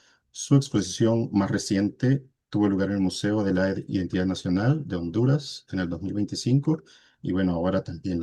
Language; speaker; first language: Spanish; native; Spanish